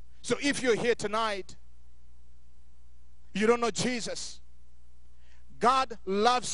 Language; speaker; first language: English; non-native, local second language; Ganda